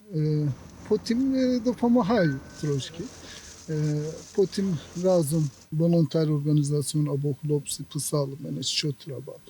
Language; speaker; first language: Ukrainian; non-native, learner; Turkish